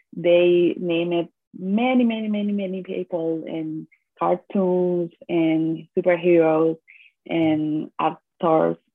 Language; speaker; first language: English; non-native, learner; Spanish